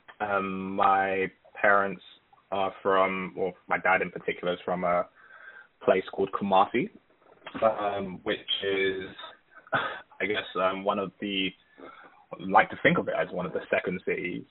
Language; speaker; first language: English; native; English